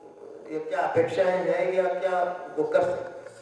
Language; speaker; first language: Hindi; native; Hindi